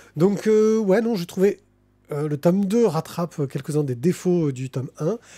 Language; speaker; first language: French; native; French